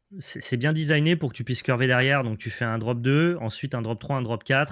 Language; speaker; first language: French; native; French